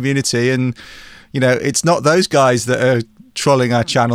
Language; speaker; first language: English; native; English